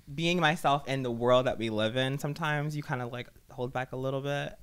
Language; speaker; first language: English; native; English